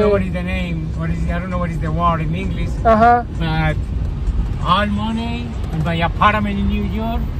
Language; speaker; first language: English; non-native, learner; Spanish